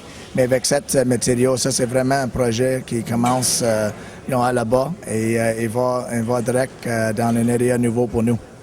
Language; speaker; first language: French; non-native, learner; English